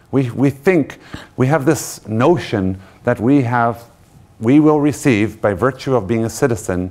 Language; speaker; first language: English; native; English